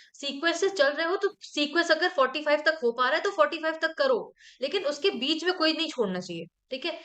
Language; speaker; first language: Hindi; native; Hindi